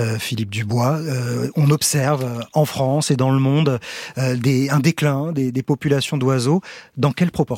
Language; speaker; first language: French; native; French